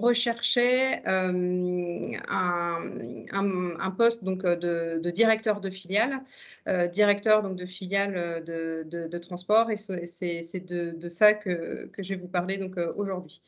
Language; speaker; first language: French; native; French